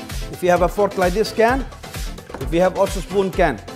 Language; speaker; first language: English; non-native, local second language; Malay